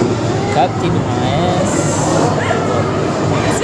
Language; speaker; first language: Russian; non-native, learner; Indonesian